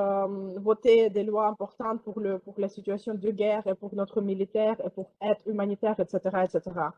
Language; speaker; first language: French; non-native, fluent; Ukrainian